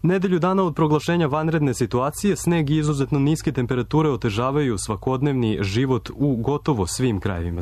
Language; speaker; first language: Croatian; native; Croatian